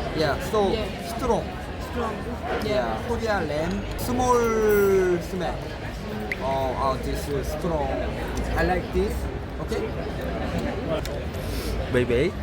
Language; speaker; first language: English; non-native, learner; Korean